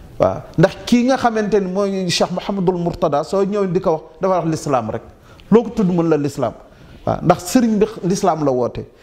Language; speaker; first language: Wolof; native; Wolof